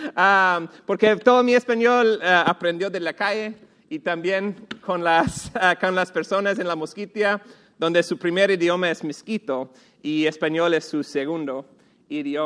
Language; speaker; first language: Spanish; non-native, fluent; English